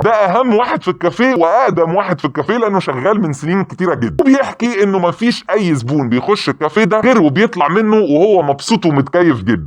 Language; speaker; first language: Arabic; native; Arabic